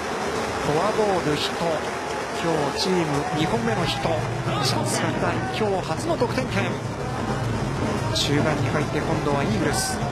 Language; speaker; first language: Japanese; native; Japanese